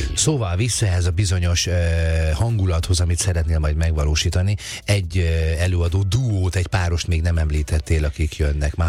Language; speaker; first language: Hungarian; native; Hungarian